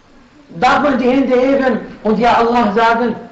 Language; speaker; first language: German; non-native, fluent; Arabic